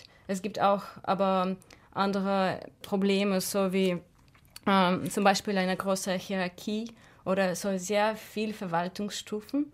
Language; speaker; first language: German; non-native, fluent; Russian